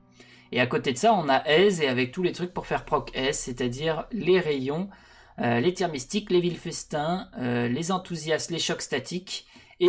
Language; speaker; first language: French; native; French